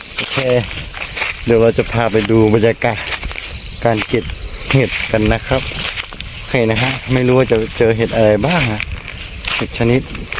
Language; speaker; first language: Thai; non-native, local second language; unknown